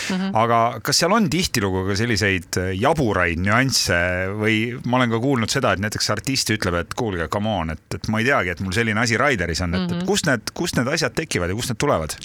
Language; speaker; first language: Estonian; native; Estonian